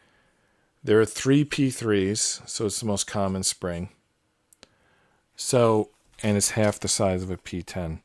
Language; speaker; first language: English; native; English